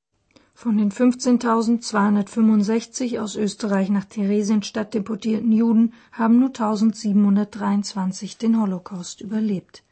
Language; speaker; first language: German; native; German